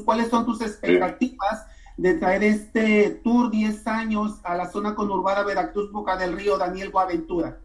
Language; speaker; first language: Spanish; native; Spanish